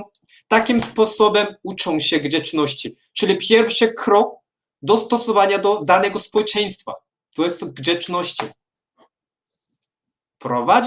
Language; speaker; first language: Polish; non-native, fluent; Korean